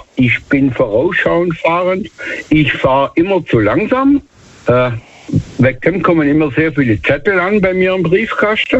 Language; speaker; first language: German; native; German